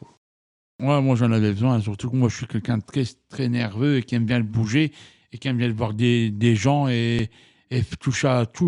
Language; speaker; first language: French; native; French